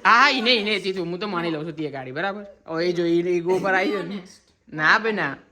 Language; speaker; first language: Gujarati; native; Gujarati